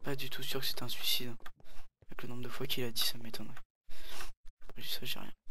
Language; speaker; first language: French; native; French